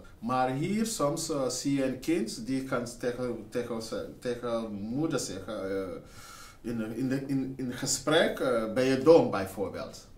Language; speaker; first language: Dutch; non-native, fluent; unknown